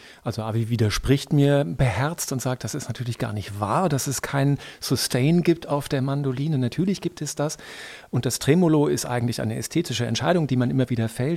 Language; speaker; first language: German; native; German